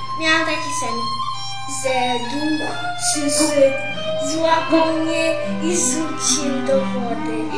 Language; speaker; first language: Polish; non-native, local second language; Romany